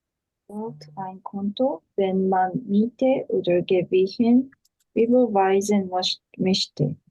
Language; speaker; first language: German; non-native, learner; Korean